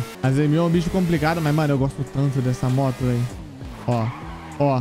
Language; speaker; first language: Portuguese; native; Portuguese